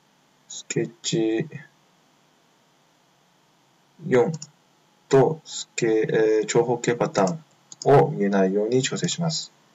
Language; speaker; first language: Japanese; non-native, fluent; Chinese